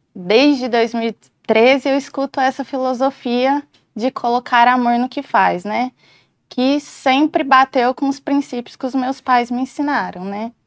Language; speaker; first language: Portuguese; native; Portuguese